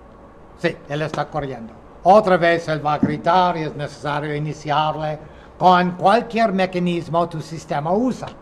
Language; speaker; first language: Spanish; non-native, fluent; English